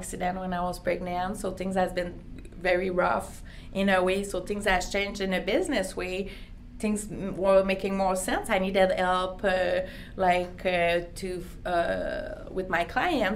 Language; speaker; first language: English; non-native, learner; French